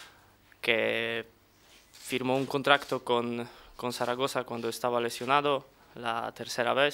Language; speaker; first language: Spanish; non-native, fluent; Polish